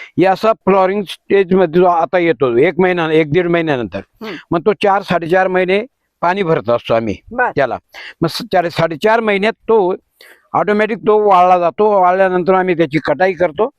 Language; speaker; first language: Marathi; native; Marathi